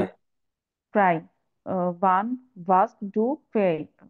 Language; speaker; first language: German; non-native, learner; Bangla